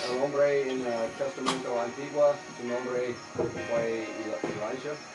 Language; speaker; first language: Spanish; non-native, learner; English